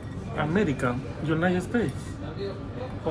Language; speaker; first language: English; non-native, learner; Spanish